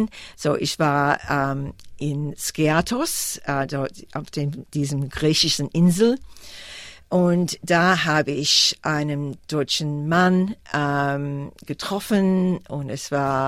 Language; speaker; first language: German; non-native, fluent; English